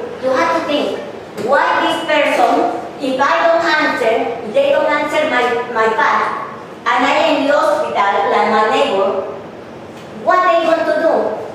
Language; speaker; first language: English; non-native, learner; Spanish